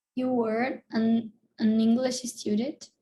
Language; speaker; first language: English; non-native, learner; Portuguese